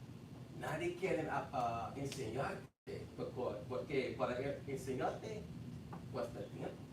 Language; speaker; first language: Spanish; non-native, fluent; English